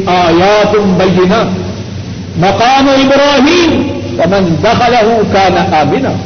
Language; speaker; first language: Urdu; non-native, local second language; Punjabi